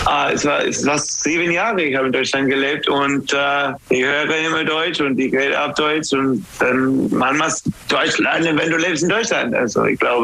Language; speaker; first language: German; non-native, learner; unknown